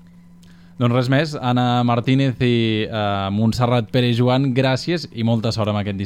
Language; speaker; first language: Catalan; native; Catalan